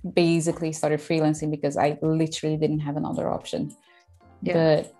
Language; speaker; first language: English; non-native, fluent; Portuguese